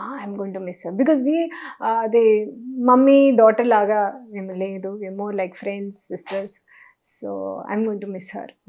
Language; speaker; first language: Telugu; non-native, learner; Hindi